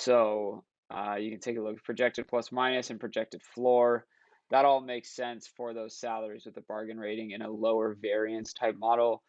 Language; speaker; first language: English; native; English